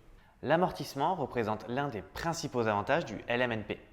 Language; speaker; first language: French; native; French